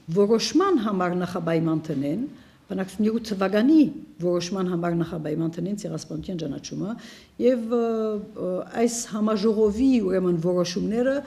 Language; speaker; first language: Armenian; early bilingual, heritage; Armenian